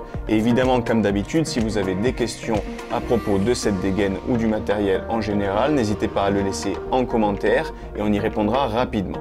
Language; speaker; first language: French; native; French